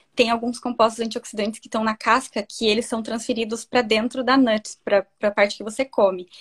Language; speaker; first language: Portuguese; native; Portuguese